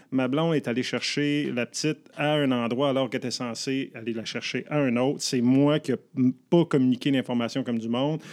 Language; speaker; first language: French; native; French